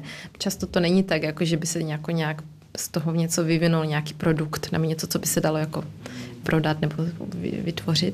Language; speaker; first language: Czech; early bilingual, heritage; Czech